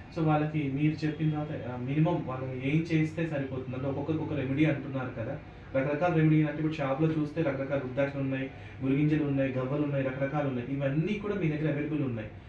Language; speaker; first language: Telugu; native; Telugu